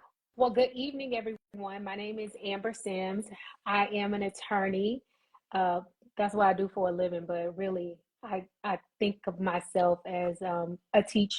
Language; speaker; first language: English; native; English